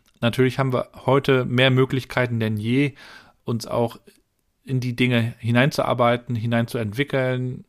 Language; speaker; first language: German; native; German